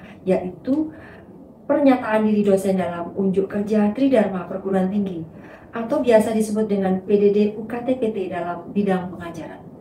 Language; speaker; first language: Indonesian; native; Indonesian